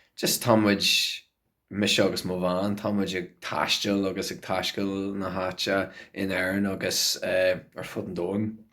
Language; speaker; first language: Irish; non-native, local second language; English